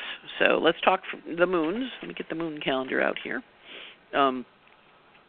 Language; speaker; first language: English; native; English